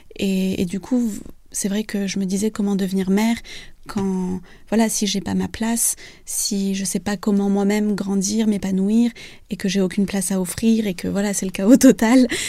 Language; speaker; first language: French; early bilingual, other home language; Vietnamese